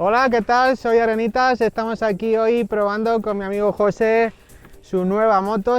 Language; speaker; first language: Spanish; native; Spanish